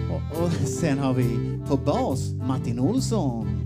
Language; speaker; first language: Swedish; native; Swedish